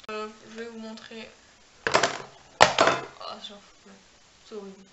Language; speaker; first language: French; native; French